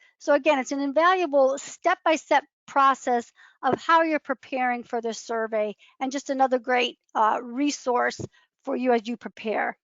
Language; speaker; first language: English; native; English